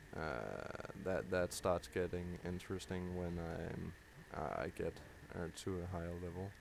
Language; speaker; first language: English; non-native, fluent; Danish